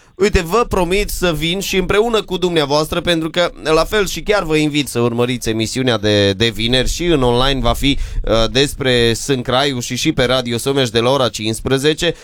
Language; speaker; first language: Romanian; native; Romanian